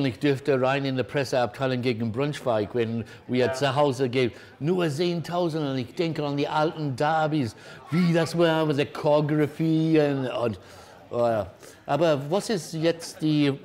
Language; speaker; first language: German; non-native, learner; English